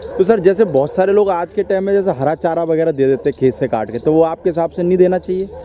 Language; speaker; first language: Hindi; native; Hindi